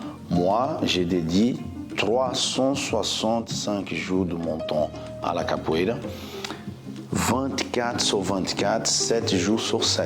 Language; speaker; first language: French; non-native, fluent; Portuguese